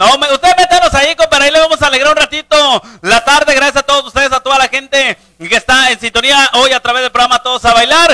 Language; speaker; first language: Spanish; native; Spanish